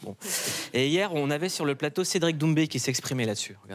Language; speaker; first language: French; native; French